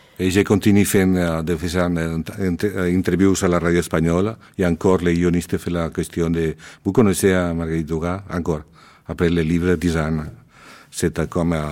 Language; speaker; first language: French; non-native, learner; Spanish